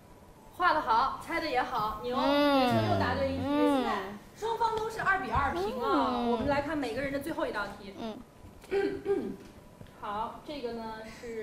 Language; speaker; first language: Chinese; native; Chinese